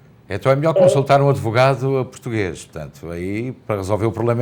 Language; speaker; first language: Portuguese; native; Portuguese